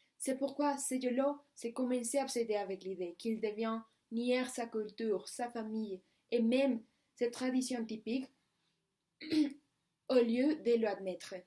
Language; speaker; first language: French; non-native, learner; Spanish